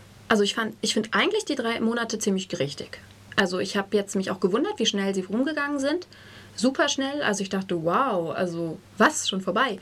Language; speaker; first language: German; native; German